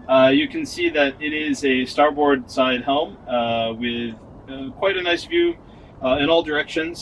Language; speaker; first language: English; native; English